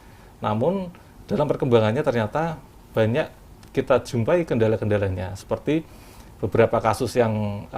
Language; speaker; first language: Indonesian; native; Indonesian